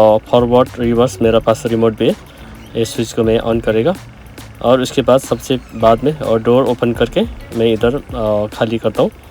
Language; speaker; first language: Hindi; non-native, learner; Nepali